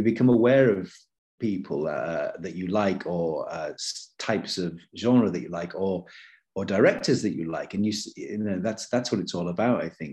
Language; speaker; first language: English; native; English